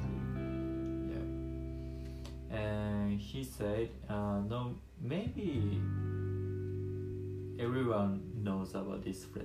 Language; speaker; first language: English; non-native, learner; Japanese